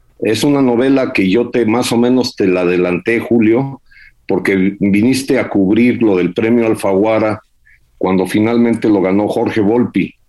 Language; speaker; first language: Spanish; early bilingual, heritage; Spanish